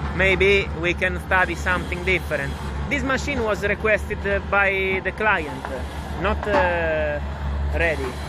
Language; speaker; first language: English; non-native, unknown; Italian